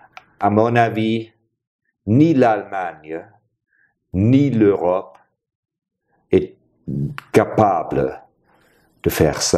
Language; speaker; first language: French; non-native, fluent; German